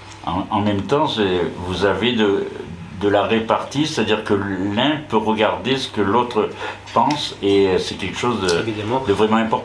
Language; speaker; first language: French; native; French